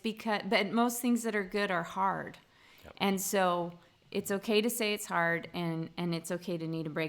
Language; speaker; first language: English; native; English